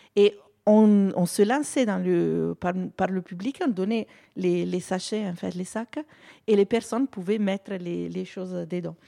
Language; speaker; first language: French; non-native, fluent; Italian